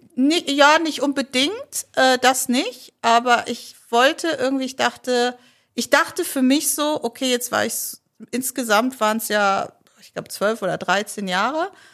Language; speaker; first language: German; early bilingual, other home language; Polish